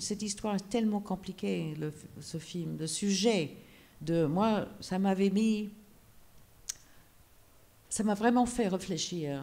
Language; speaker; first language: French; non-native, fluent; English